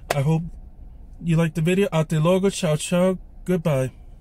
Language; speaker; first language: English; native; English